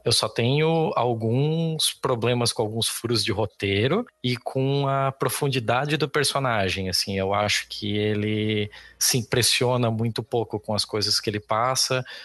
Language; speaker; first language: Portuguese; native; Portuguese